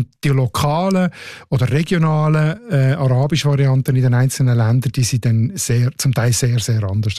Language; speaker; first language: German; native; German